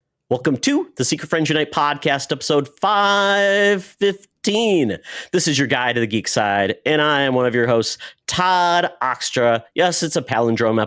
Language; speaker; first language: English; native; English